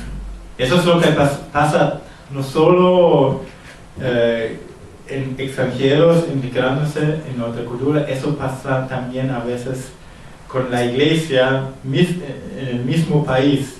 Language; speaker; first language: Spanish; non-native, fluent; German